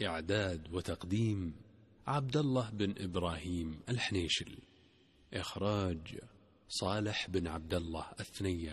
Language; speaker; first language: Arabic; native; Arabic